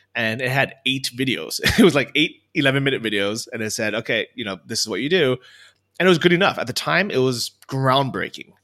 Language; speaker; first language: English; native; English